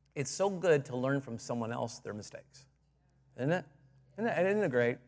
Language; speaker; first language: English; native; English